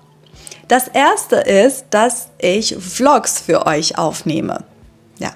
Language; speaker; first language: German; non-native, fluent; Persian